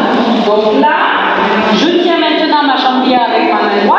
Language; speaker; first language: French; native; French